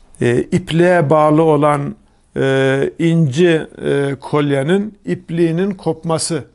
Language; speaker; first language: Turkish; native; Turkish